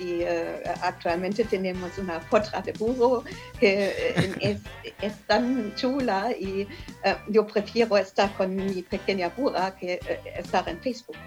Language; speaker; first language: Spanish; non-native, learner; German